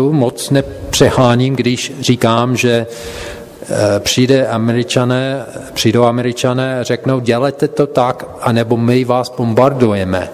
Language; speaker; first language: Czech; non-native, fluent; English